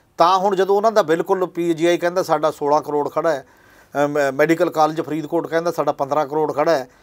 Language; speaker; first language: Punjabi; native; Punjabi